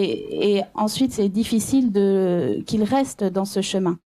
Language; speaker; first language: French; native; French